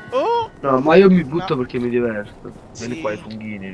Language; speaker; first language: Italian; native; Italian